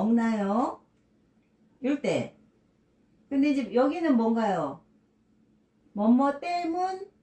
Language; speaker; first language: Korean; native; Korean